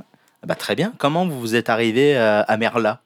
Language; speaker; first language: French; native; French